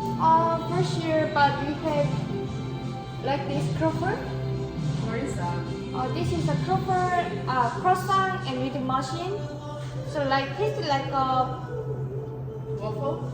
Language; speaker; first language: English; non-native, learner; Korean